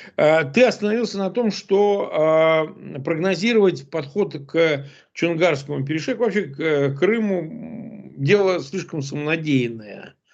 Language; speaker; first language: Russian; native; Russian